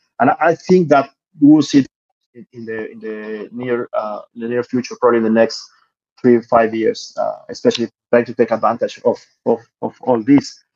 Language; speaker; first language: English; non-native, fluent; Spanish